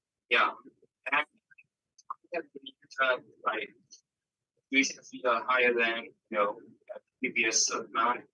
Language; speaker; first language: English; non-native, learner; Vietnamese